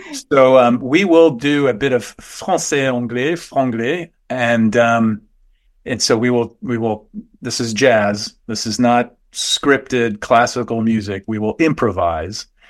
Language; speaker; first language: English; native; English